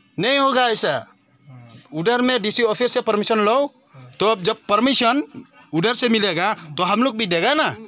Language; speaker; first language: Hindi; non-native, local second language; Khasi